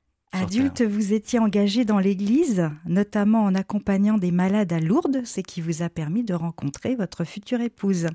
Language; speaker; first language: French; native; French